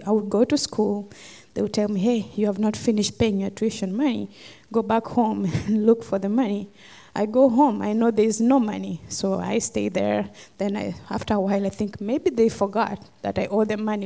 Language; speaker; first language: English; non-native, local second language; Luo (Kenya and Tanzania)